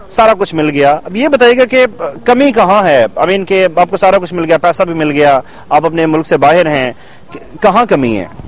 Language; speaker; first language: Urdu; non-native, local second language; Punjabi